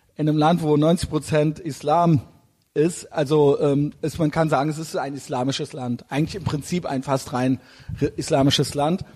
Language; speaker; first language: German; native; German